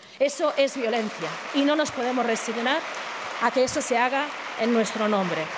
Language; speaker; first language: Spanish; native; Spanish